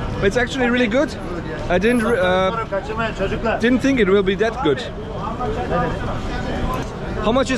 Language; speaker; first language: English; non-native, fluent; German